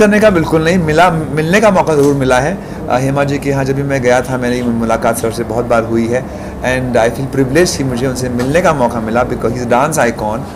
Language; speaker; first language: Hindi; native; Hindi